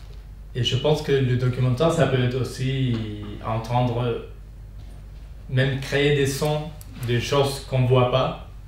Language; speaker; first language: French; non-native, fluent; Spanish